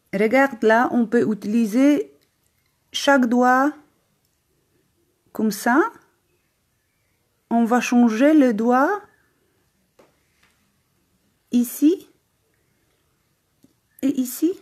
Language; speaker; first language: French; non-native, learner; Polish